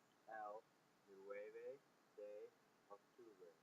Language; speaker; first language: Spanish; non-native, learner; English